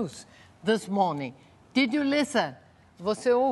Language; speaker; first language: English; non-native, fluent; Portuguese